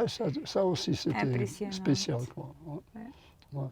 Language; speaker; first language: French; non-native, local second language; Dutch